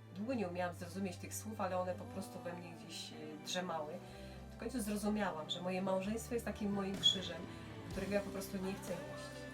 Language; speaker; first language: Polish; native; Polish